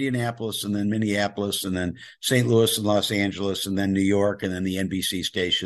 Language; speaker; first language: English; native; English